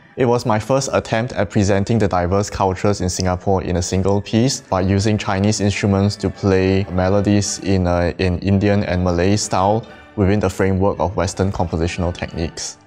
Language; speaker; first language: English; non-native, local second language; Chinese